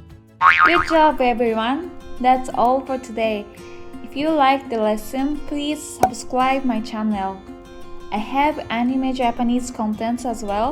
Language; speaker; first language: English; non-native, fluent; Japanese